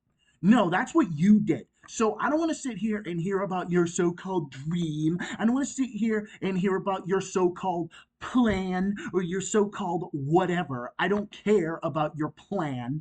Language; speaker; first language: English; native; English